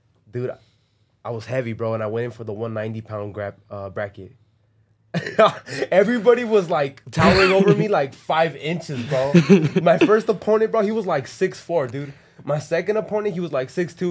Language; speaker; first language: English; early bilingual, other home language; Spanish